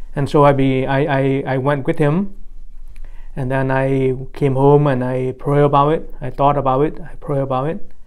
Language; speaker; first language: English; non-native, fluent; Vietnamese